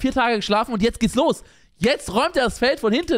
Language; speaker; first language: German; native; German